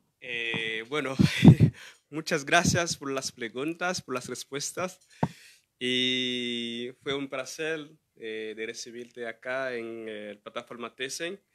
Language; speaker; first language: Spanish; non-native, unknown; Haitian Creole